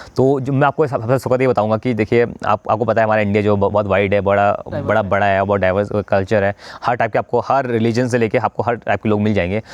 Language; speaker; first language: Hindi; native; Hindi